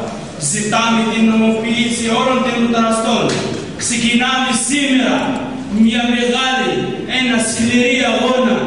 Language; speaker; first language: Greek; non-native, learner; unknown